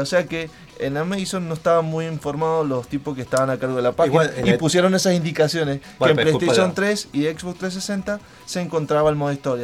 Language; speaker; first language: Spanish; native; Spanish